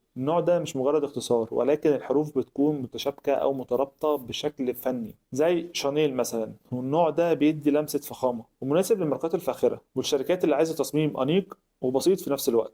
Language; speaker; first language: Arabic; native; Arabic